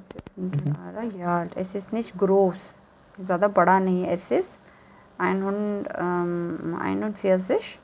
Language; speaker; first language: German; non-native, fluent; Hindi